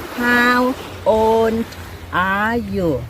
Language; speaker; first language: English; non-native, learner; Thai